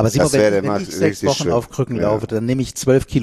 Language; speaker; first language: German; native; German